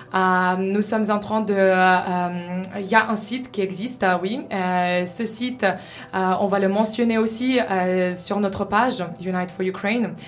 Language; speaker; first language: French; non-native, fluent; Ukrainian